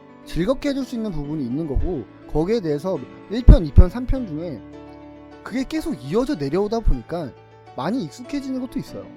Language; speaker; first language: Korean; native; Korean